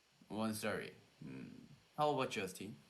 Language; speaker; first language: English; non-native, learner; Korean